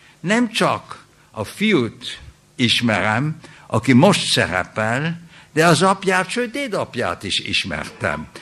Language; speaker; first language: Hungarian; early bilingual, heritage; German